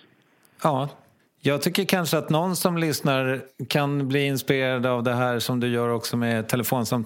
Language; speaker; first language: Swedish; native; Swedish